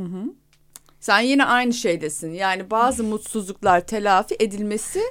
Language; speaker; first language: Turkish; native; Turkish